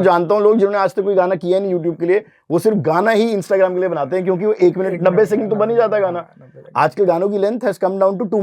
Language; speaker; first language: Hindi; native; Hindi